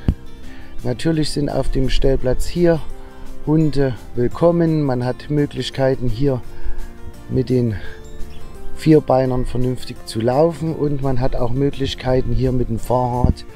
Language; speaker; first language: German; native; German